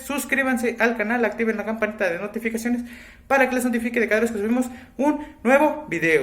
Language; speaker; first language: Spanish; native; Spanish